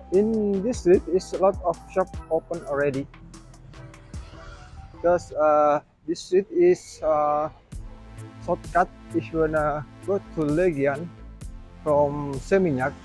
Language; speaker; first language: English; non-native, learner; Indonesian